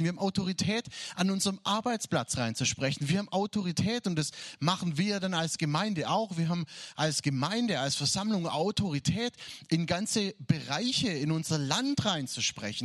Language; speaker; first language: German; native; German